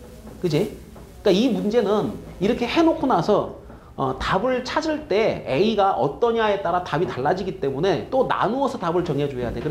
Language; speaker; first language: Korean; native; Korean